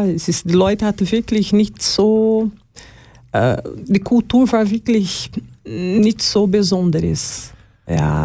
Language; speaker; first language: German; non-native, learner; Portuguese